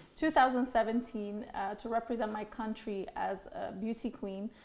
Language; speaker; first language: English; non-native, fluent; Dutch